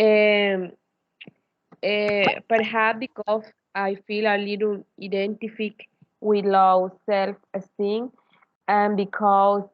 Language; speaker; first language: English; non-native, learner; Spanish